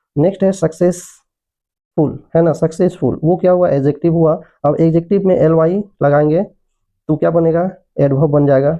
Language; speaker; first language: Hindi; native; Hindi